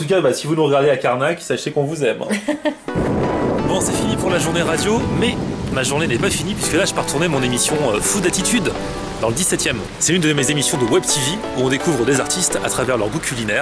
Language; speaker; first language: French; native; French